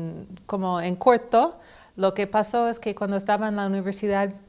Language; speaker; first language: Spanish; non-native, fluent; English